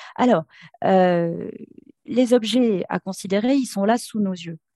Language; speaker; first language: French; native; French